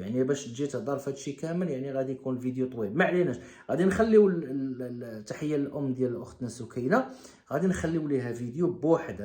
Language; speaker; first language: Arabic; native; Arabic